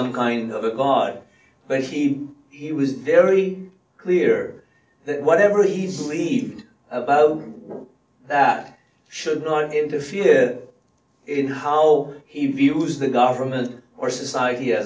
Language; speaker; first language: English; non-native, local second language; Punjabi